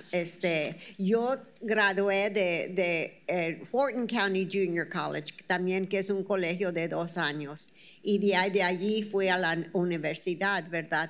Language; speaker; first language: Spanish; early bilingual, heritage; Spanish